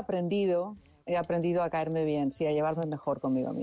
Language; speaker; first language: Spanish; native; Spanish